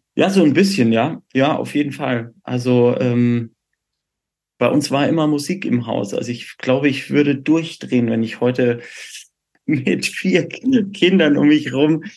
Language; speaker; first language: German; native; German